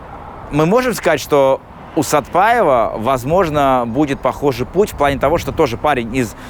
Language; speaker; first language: Russian; native; Russian